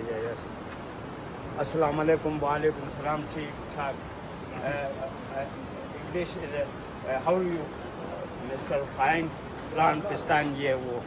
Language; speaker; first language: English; non-native, learner; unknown